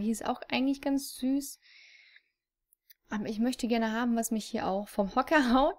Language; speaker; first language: German; native; German